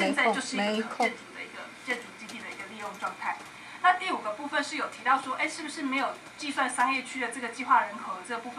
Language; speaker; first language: Chinese; native; Chinese